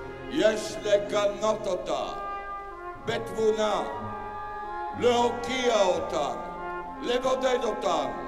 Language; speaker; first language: Hebrew; native; Hebrew